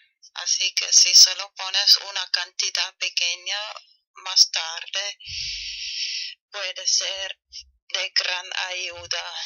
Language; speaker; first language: Spanish; non-native, fluent; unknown